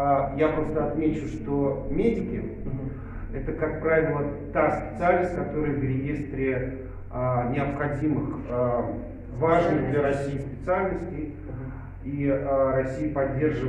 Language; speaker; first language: Russian; native; Russian